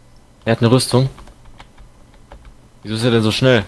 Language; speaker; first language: German; native; German